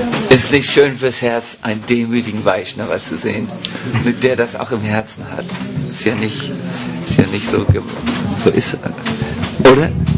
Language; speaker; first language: German; native; German